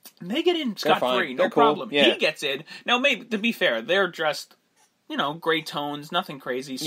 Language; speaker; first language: English; native; English